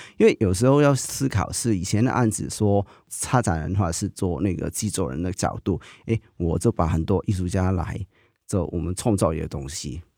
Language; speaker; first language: Chinese; non-native, local second language; Cantonese